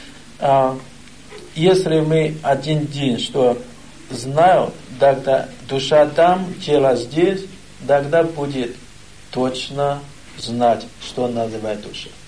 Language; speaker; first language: Russian; non-native, learner; Chinese